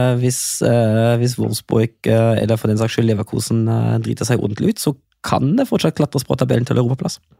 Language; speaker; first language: Norwegian; non-native, fluent; German